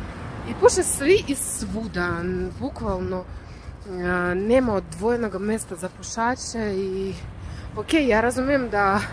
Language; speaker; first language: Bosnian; non-native, learner; Russian